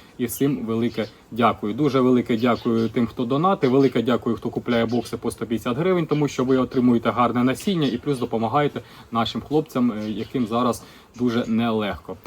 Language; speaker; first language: Ukrainian; native; Ukrainian